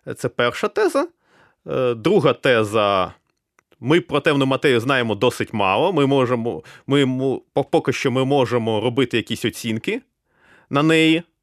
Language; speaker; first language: Ukrainian; native; Ukrainian